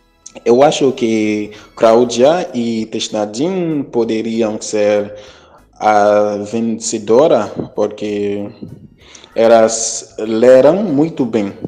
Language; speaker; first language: Portuguese; non-native, fluent; Haitian Creole